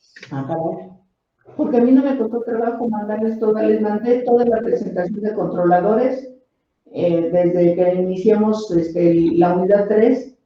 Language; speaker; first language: Spanish; native; Spanish